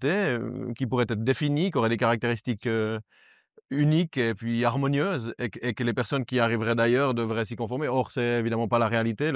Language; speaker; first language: French; native; French